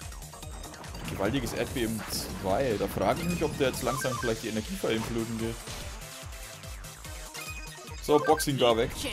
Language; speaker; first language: German; native; German